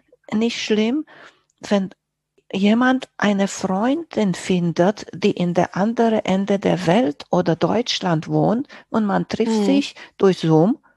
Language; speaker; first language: German; non-native, fluent; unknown